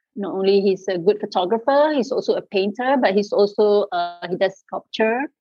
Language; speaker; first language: English; non-native, local second language; Malay